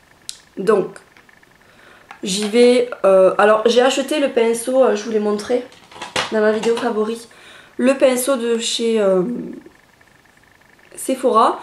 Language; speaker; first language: French; native; French